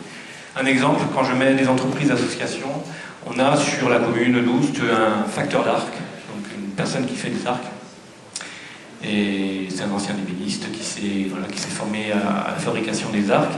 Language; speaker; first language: French; native; French